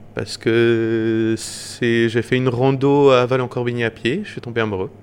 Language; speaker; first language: French; non-native, fluent; Portuguese